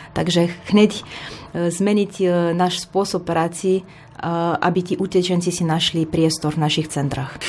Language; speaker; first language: Slovak; non-native, fluent; Romanian